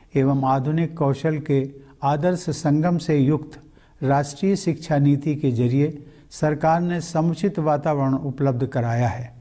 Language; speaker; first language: Hindi; native; Hindi